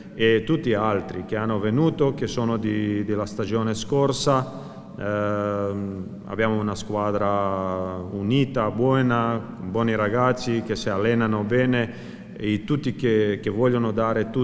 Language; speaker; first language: Italian; non-native, fluent; Croatian